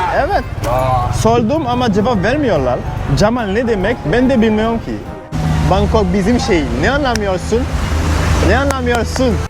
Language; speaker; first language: Turkish; non-native, fluent; Spanish